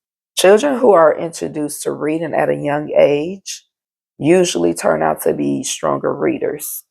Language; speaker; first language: English; native; English